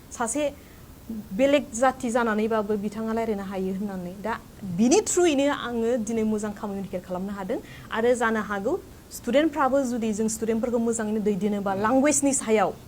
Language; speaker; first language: Bodo; non-native, local second language; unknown